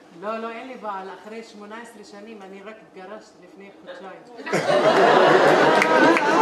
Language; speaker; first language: Hebrew; non-native, local second language; Arabic